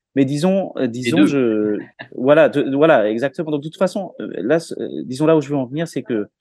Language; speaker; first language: French; native; French